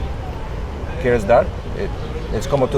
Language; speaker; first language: Spanish; non-native, learner; English